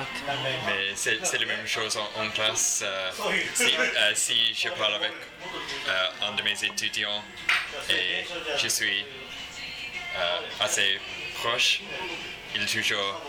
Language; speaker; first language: French; non-native, learner; English